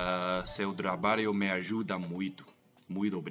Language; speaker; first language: Portuguese; non-native, learner; Spanish